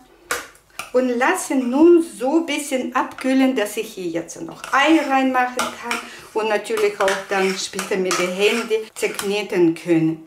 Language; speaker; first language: German; non-native, fluent; Russian